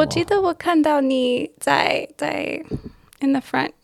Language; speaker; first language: Chinese; non-native, learner; English